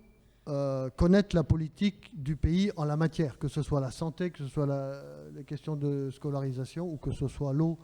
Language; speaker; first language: French; native; French